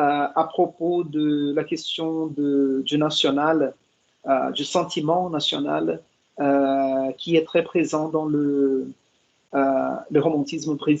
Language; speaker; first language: French; non-native, fluent; Portuguese